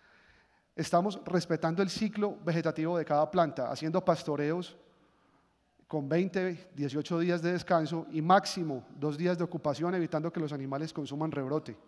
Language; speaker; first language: Spanish; native; Spanish